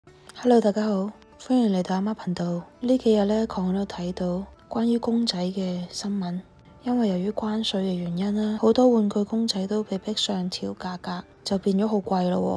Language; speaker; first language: Cantonese; native; Cantonese